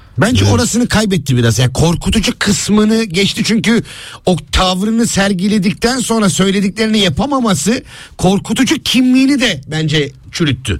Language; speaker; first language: Turkish; native; Turkish